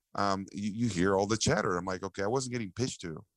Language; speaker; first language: English; early bilingual, other home language; Spanish